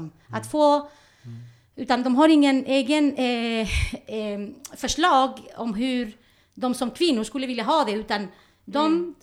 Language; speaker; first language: Swedish; non-native, fluent; Spanish